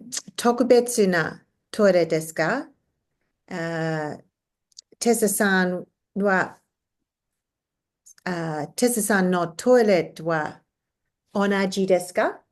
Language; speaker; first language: Japanese; non-native, fluent; English